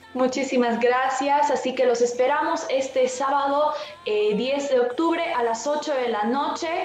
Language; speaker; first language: Spanish; native; Spanish